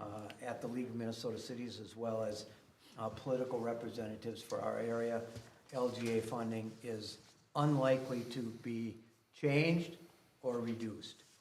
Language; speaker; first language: English; native; English